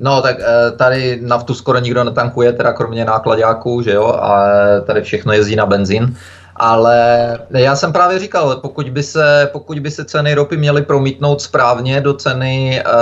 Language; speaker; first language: Czech; native; Czech